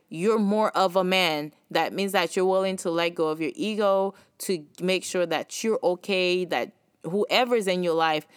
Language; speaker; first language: English; early bilingual, other home language; Haitian Creole